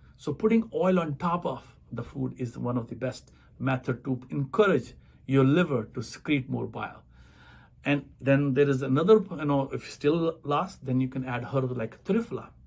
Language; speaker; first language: English; non-native, local second language; Punjabi